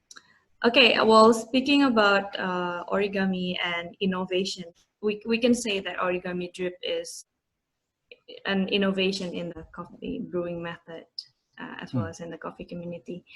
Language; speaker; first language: English; non-native, fluent; Indonesian